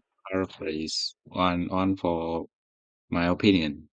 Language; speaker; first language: English; non-native, learner; Vietnamese